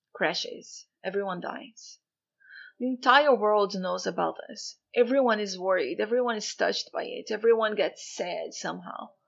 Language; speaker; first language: English; non-native, fluent; Portuguese